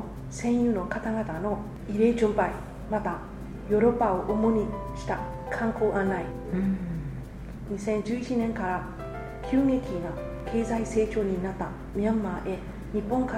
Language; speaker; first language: Japanese; non-native, fluent; Burmese